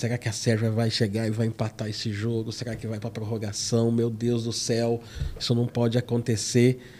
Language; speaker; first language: Portuguese; native; Portuguese